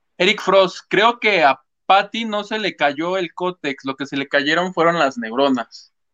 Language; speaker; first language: Spanish; native; Spanish